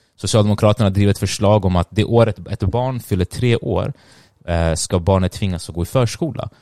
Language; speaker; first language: Swedish; early bilingual, other home language; Tigrinya